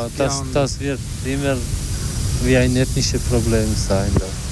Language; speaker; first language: German; non-native, learner; Albanian